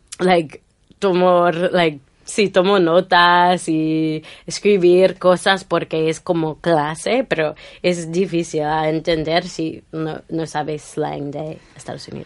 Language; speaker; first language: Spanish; non-native, fluent; English